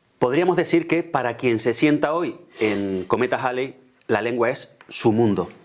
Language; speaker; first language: Spanish; native; Spanish